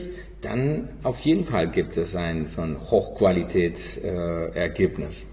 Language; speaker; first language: German; non-native, fluent; Spanish